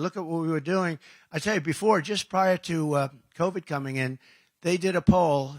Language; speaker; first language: English; native; English